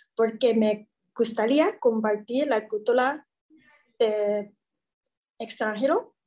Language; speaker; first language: Spanish; non-native, learner; Chinese